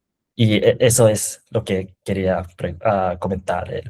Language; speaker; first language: Spanish; non-native, fluent; Japanese